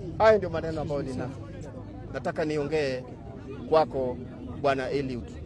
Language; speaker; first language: Swahili; non-native, local second language; Luo (Kenya and Tanzania)